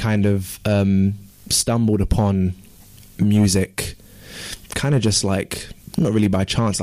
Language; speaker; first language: English; native; English